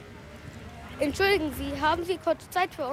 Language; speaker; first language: German; non-native, learner; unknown